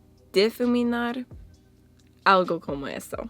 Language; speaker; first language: Spanish; non-native, learner; English